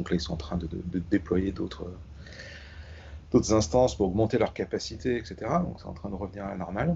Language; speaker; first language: French; native; French